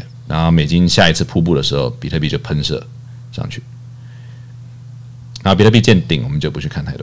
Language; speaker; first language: Chinese; native; Chinese